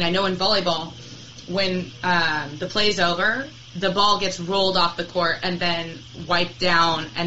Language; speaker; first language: English; native; English